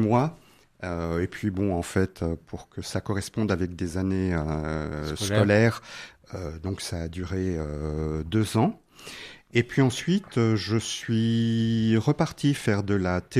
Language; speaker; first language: French; native; French